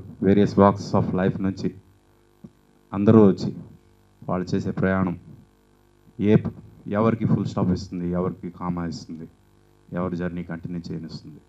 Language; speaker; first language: Telugu; native; Telugu